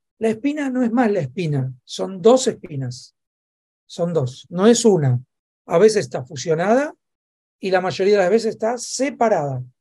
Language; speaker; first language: Spanish; native; Spanish